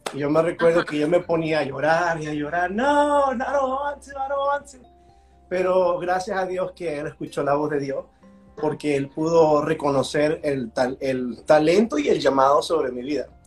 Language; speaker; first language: Spanish; early bilingual, heritage; Spanish